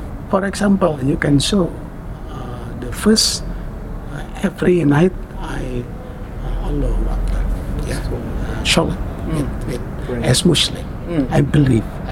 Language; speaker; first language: English; non-native, learner; Indonesian